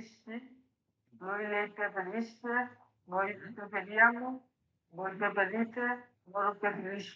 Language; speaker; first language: Italian; non-native, learner; Bangla